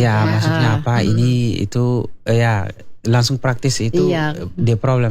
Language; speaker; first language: Indonesian; non-native, learner; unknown